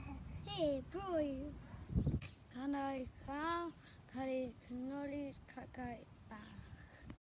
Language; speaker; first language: Welsh; non-native, learner; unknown